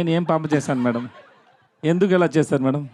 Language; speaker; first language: Telugu; non-native, learner; Tamil